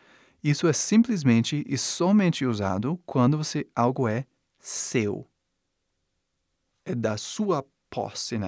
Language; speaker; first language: Portuguese; non-native, fluent; English